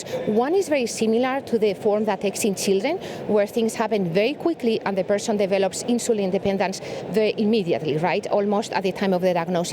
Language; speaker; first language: English; non-native, fluent; Spanish